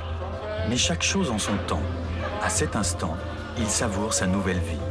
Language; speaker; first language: French; native; French